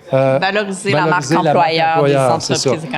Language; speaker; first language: French; native; French